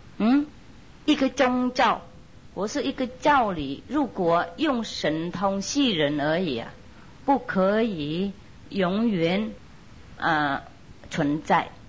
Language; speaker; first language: Chinese; non-native, fluent; Vietnamese